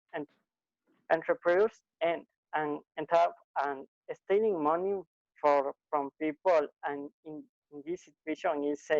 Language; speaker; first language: English; non-native, learner; Spanish